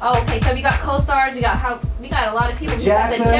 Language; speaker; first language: English; native; English